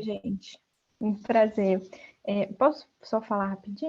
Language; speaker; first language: Portuguese; native; Portuguese